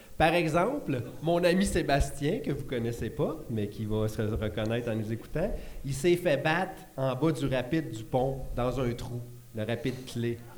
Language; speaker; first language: French; native; French